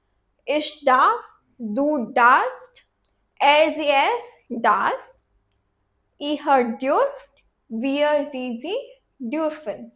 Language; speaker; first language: German; non-native, fluent; Hindi